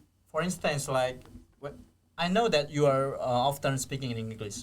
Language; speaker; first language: English; non-native, fluent; Indonesian